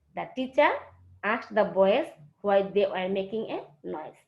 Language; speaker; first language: English; non-native, local second language; Bangla